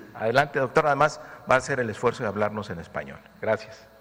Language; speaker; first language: Spanish; native; Spanish